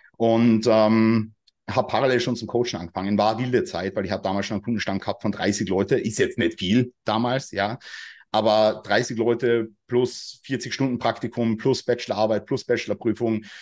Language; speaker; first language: German; native; German